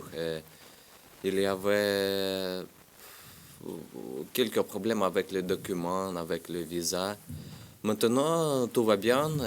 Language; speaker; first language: French; non-native, learner; Russian